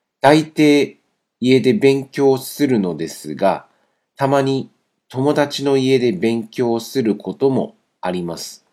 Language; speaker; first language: Japanese; non-native, fluent; Chinese